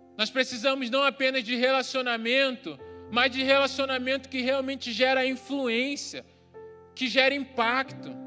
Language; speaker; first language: Portuguese; native; Portuguese